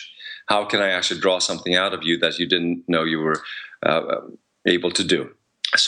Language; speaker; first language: English; non-native, fluent; Swedish